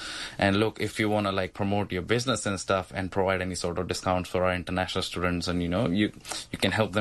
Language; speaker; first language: English; non-native, local second language; Punjabi